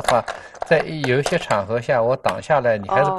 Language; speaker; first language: Chinese; native; Chinese